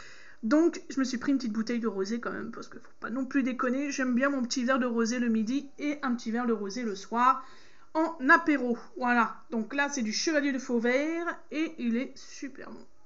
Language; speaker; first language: French; native; French